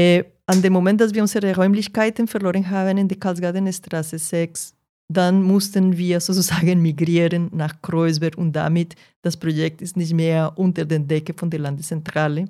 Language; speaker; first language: German; non-native, fluent; Portuguese